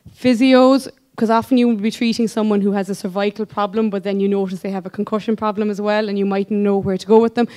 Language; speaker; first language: English; native; English